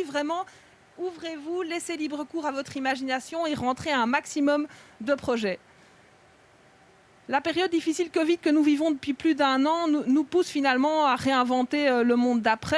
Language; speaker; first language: French; native; French